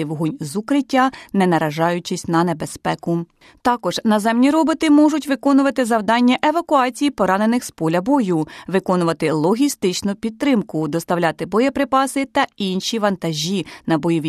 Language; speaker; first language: Ukrainian; native; Ukrainian